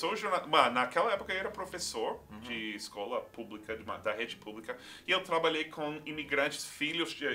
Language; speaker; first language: Portuguese; non-native, fluent; English